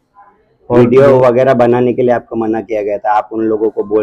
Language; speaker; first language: Hindi; native; Hindi